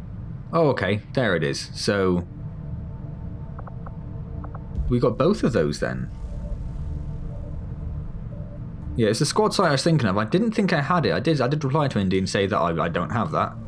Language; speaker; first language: English; native; English